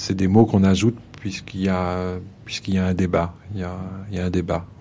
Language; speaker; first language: French; native; French